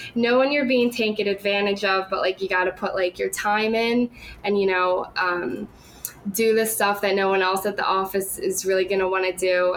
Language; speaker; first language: English; native; English